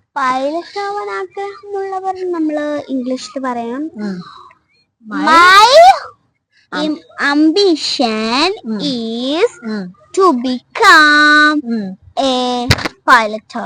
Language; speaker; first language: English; non-native, learner; Malayalam